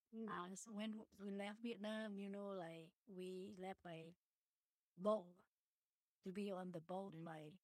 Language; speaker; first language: English; early bilingual, other home language; Vietnamese